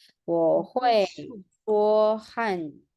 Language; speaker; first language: Chinese; non-native, fluent; Indonesian